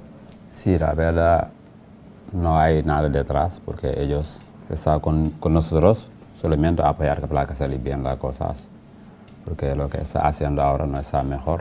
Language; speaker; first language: Spanish; non-native, learner; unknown